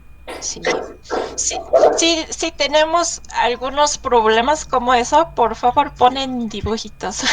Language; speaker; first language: Spanish; non-native, learner; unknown